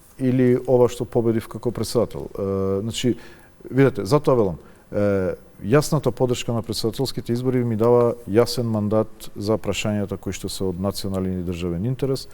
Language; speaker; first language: Macedonian; non-native, local second language; Albanian